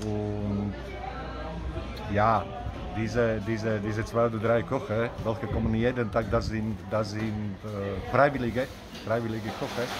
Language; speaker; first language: German; non-native, learner; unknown